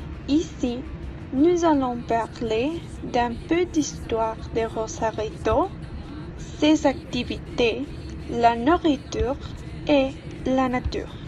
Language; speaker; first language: French; non-native, learner; Spanish